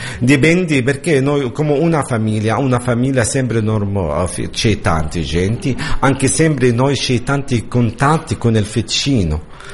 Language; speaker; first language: Italian; non-native, learner; Arabic